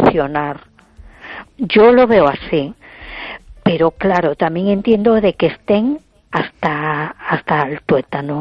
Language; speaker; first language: Spanish; native; Spanish